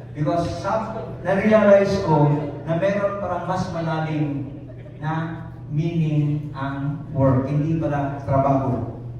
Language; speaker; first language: Filipino; non-native, local second language; Cebuano